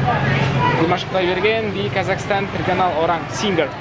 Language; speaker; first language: Indonesian; non-native, learner; Kazakh